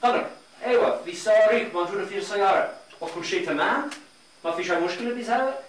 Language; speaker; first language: Arabic; non-native, learner; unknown